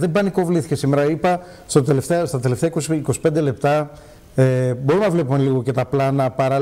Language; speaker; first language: Greek; native; Greek